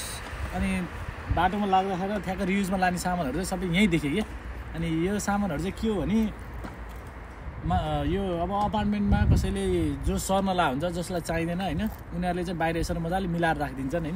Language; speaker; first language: Nepali; native; Nepali